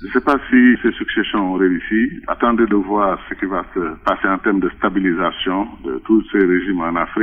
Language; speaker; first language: French; non-native, local second language; Wolof